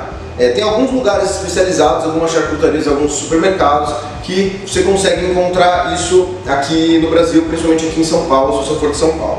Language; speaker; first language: Portuguese; native; Portuguese